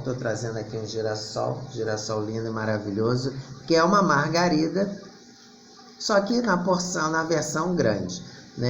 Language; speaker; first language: Portuguese; native; Portuguese